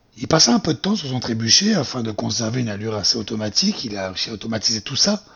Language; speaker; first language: French; native; French